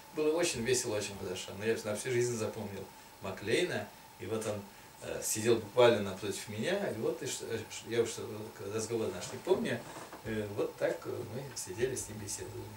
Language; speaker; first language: Russian; non-native, local second language; Tatar